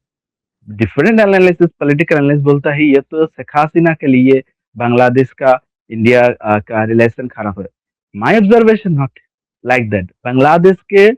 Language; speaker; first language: Hindi; non-native, learner; Bangla